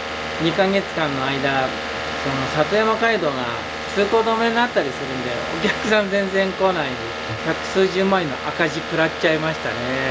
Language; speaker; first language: Japanese; native; Japanese